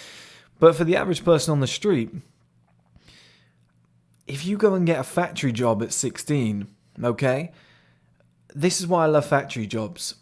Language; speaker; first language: English; native; English